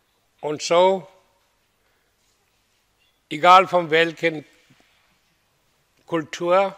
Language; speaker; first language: German; non-native, learner; Hindi